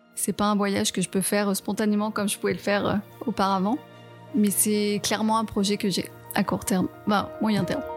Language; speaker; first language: French; native; French